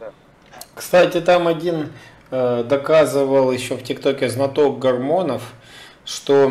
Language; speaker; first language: Russian; native; Russian